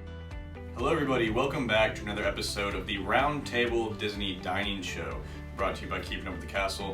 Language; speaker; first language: English; native; English